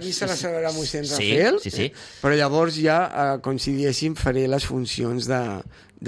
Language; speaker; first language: Catalan; native; Catalan